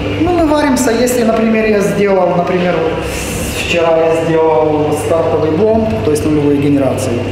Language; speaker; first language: Russian; native; Russian